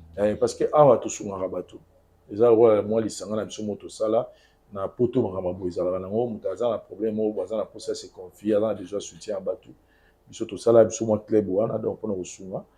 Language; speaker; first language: Lingala; native; Lingala